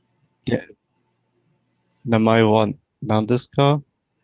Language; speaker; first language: Japanese; non-native, learner; English